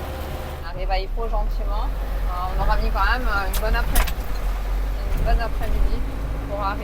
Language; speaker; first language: French; native; French